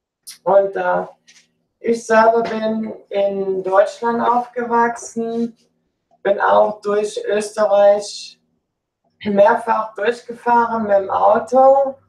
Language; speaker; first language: German; early bilingual, other home language; English